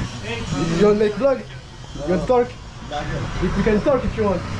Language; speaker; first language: English; non-native, learner; French